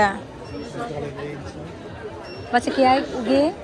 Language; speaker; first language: Dutch; non-native, learner; Cebuano